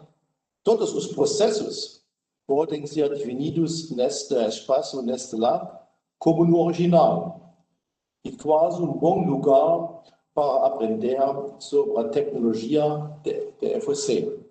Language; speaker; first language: Portuguese; non-native, learner; German